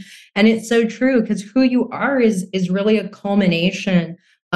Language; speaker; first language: English; native; English